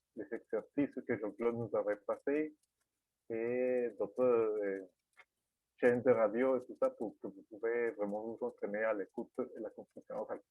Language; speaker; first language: French; non-native, fluent; Spanish